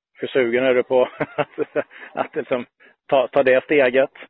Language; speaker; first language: Swedish; native; Swedish